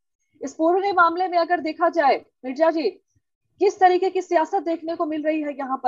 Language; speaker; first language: Hindi; native; Hindi